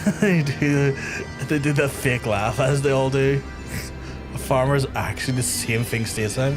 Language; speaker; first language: English; native; English